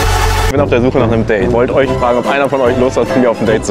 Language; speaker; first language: German; native; German